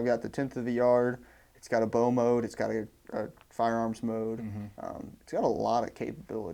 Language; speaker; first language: English; native; English